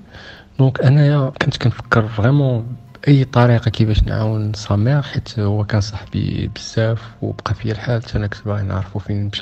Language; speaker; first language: Arabic; native; Arabic